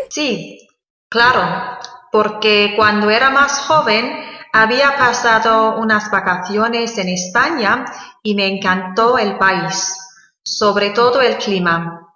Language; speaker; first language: Spanish; non-native, fluent; English